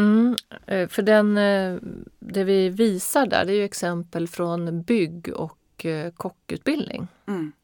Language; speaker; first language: Swedish; native; Swedish